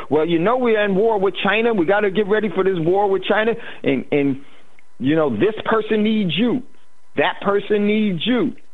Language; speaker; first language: English; native; English